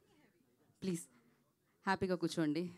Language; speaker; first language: Telugu; native; Telugu